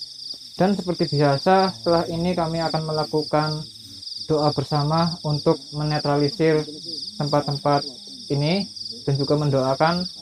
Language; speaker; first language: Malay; non-native, local second language; Javanese